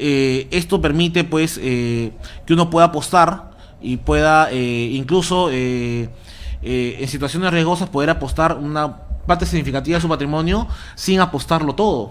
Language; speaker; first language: Spanish; native; Spanish